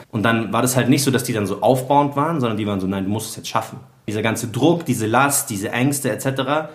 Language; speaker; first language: German; early bilingual, other home language; Arabic